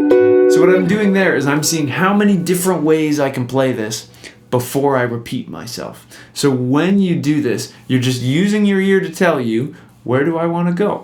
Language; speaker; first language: English; native; English